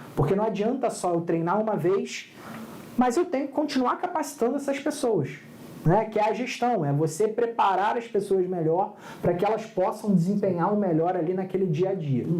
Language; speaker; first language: Portuguese; native; Portuguese